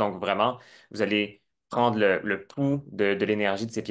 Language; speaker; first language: French; native; French